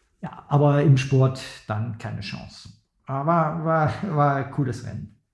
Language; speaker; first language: German; native; German